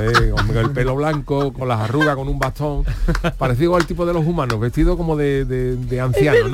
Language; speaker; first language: Spanish; native; Spanish